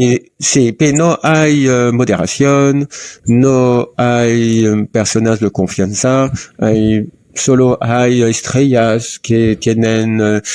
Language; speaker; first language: Spanish; non-native, learner; French